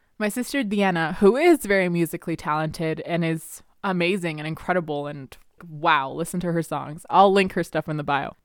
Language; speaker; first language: English; early bilingual, other home language; Spanish